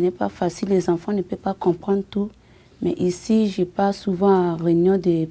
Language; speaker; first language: French; non-native, learner; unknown